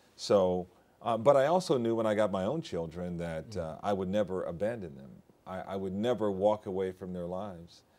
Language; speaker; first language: English; native; English